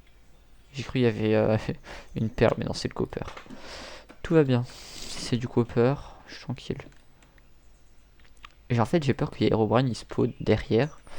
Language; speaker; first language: French; native; French